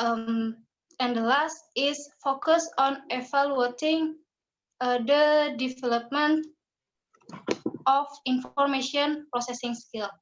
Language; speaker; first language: English; non-native, learner; Indonesian